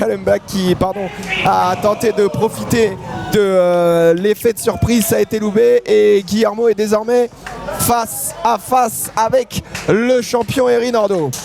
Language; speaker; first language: French; native; French